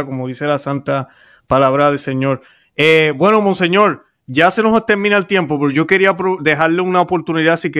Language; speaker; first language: Spanish; native; Spanish